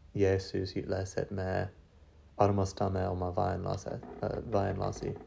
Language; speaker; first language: Estonian; non-native, learner; English